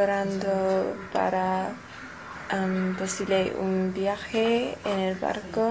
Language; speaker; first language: Spanish; non-native, learner; English